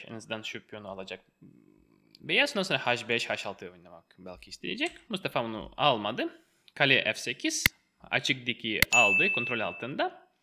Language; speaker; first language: Turkish; non-native, fluent; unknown